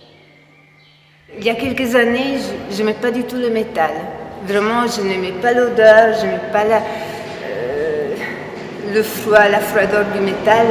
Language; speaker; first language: French; non-native, fluent; Italian